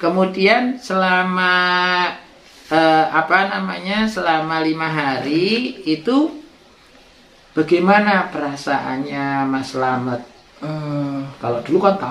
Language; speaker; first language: Indonesian; native; Indonesian